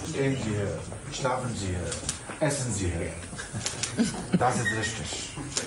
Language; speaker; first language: German; non-native, learner; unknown